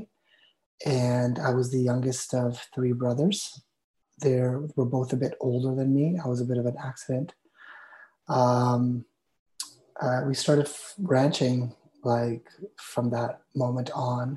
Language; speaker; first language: English; native; English